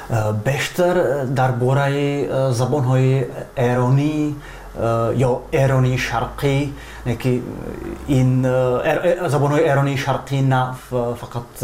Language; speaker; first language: Persian; non-native, fluent; Czech